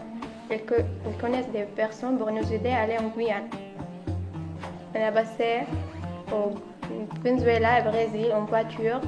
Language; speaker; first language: French; non-native, learner; Arabic